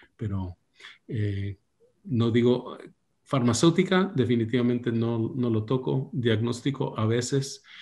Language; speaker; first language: Spanish; early bilingual, heritage; Spanish